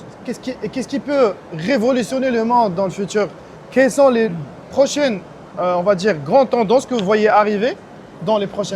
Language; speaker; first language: French; non-native, local second language; Arabic